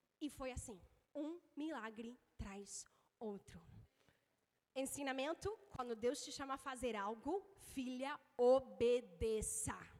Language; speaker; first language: Portuguese; non-native, fluent; English